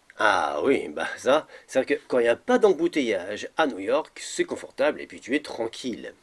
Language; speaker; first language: French; native; French